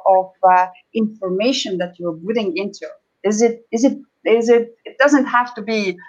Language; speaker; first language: English; non-native, fluent; Estonian